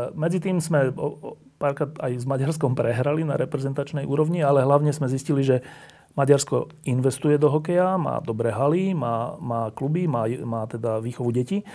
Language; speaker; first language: Slovak; native; Slovak